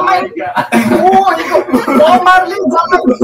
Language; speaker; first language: Korean; non-native, learner; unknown